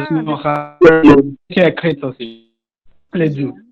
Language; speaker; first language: French; non-native, learner; English